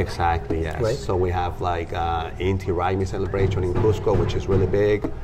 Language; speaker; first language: English; non-native, fluent; Spanish